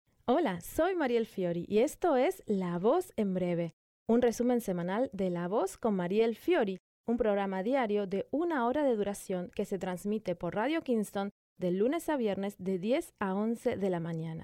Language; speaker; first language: Spanish; native; Spanish